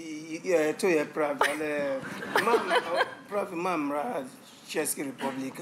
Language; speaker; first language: Czech; non-native, learner; English